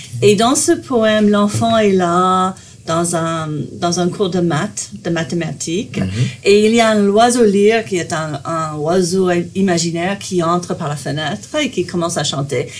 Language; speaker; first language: French; non-native, fluent; English